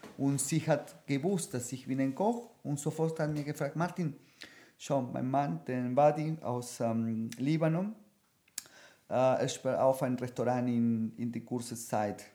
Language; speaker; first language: German; non-native, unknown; Spanish